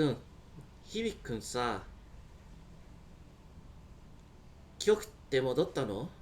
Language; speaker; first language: Japanese; non-native, learner; English